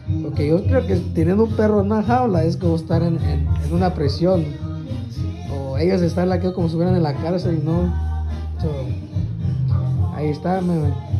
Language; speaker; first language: Spanish; early bilingual, heritage; Spanish